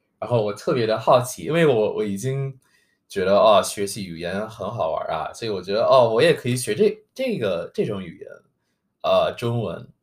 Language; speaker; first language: Chinese; non-native, fluent; English